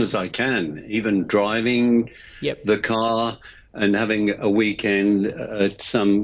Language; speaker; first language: English; native; English